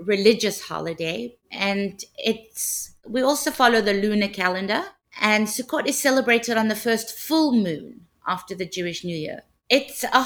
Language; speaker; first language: English; native; English